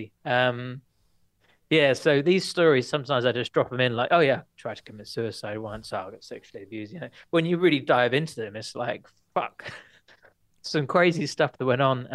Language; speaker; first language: English; native; English